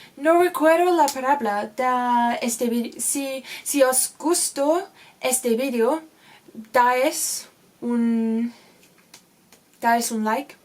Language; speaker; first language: Spanish; non-native, learner; English